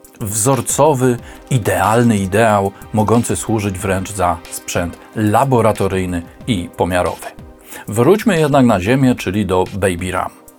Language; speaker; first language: Polish; native; Polish